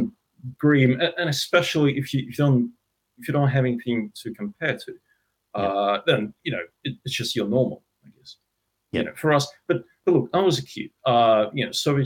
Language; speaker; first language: English; non-native, fluent; Russian